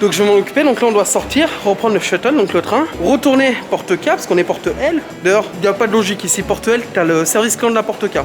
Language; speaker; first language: French; native; French